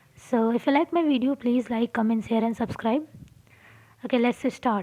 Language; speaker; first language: English; non-native, local second language; Hindi